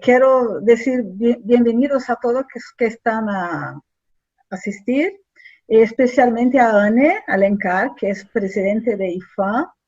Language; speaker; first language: Spanish; non-native, fluent; Portuguese